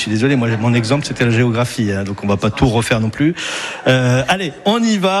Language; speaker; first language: French; native; French